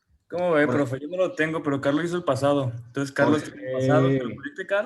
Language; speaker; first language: Spanish; native; Spanish